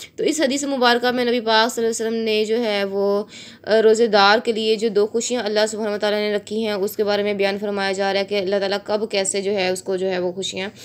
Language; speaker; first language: Urdu; native; Urdu